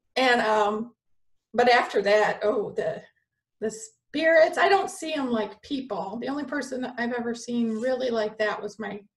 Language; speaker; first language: English; native; English